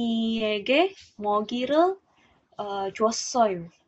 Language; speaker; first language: Korean; non-native, learner; English